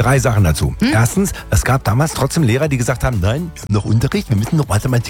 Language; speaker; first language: German; native; German